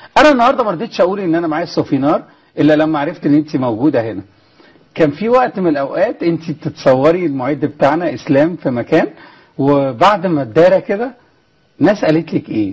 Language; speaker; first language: Arabic; native; Arabic